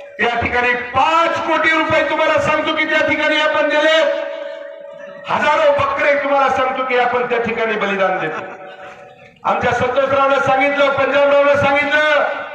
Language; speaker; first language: Marathi; native; Marathi